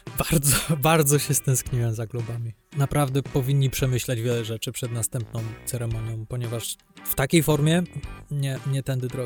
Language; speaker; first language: Polish; native; Polish